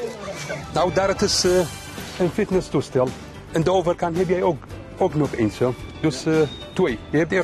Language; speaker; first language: Dutch; non-native, fluent; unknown